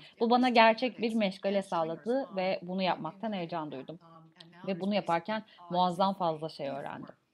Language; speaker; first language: Turkish; native; Turkish